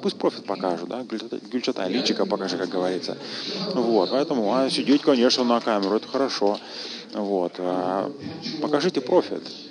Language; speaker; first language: Russian; native; Russian